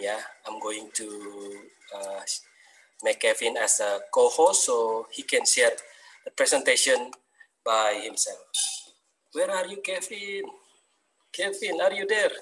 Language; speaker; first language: English; non-native, learner; Indonesian